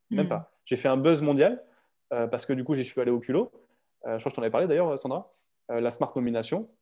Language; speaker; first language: French; native; French